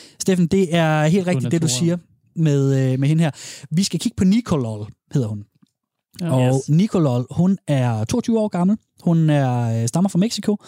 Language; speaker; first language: Danish; native; Danish